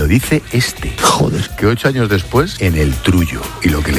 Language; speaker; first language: Spanish; native; Spanish